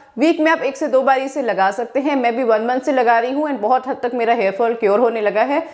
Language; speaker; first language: Hindi; native; Hindi